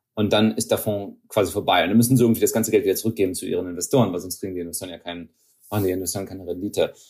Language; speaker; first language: German; early bilingual, heritage; German